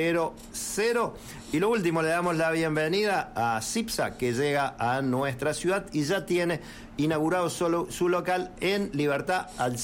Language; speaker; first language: Spanish; native; Spanish